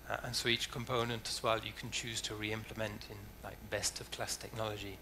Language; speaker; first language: English; native; English